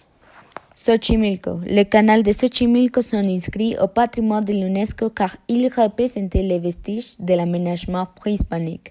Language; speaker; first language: French; non-native, learner; Spanish